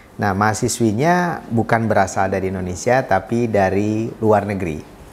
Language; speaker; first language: Indonesian; native; Indonesian